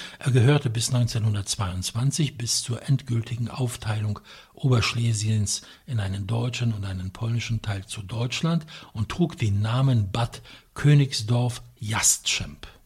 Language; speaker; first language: German; non-native, fluent; Polish